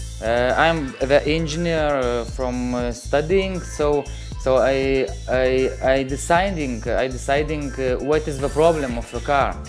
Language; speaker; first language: English; non-native, learner; Lithuanian